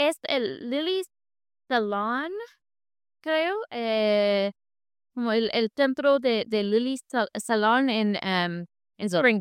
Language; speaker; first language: Spanish; non-native, fluent; English